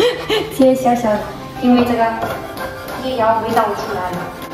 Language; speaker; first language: Chinese; non-native, learner; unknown